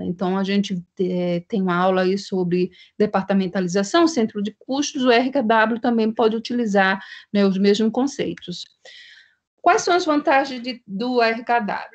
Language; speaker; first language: Portuguese; native; Portuguese